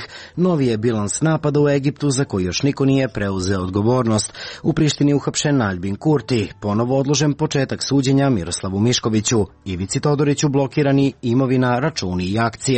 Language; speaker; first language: Serbian; native; Serbian